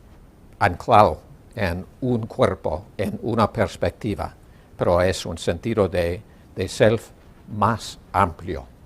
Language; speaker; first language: Spanish; non-native, learner; English